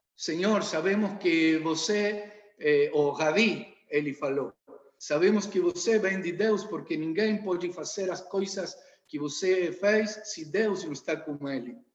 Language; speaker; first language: Portuguese; non-native, learner; Spanish